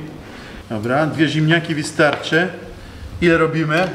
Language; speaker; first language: Polish; non-native, learner; Italian